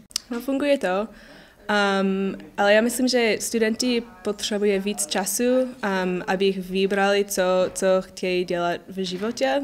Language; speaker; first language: Czech; non-native, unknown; English